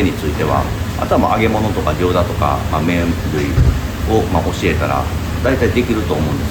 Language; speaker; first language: Japanese; native; Japanese